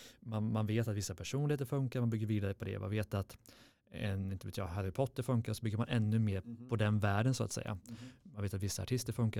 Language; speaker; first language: Swedish; native; Swedish